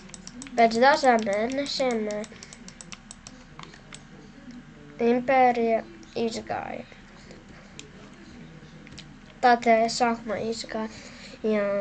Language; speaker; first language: Latvian; non-native, local second language; Russian